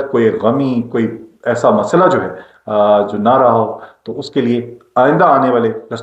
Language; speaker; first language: Urdu; non-native, local second language; Northern Hindko